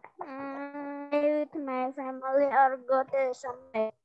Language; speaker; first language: English; non-native, learner; Indonesian